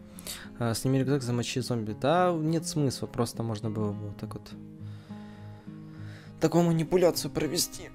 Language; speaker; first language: Russian; native; Russian